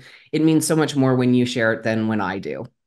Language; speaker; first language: English; native; English